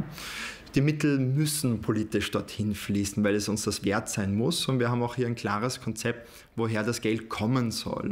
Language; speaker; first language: German; native; German